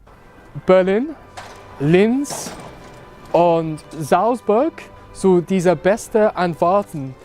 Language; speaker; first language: German; non-native, learner; English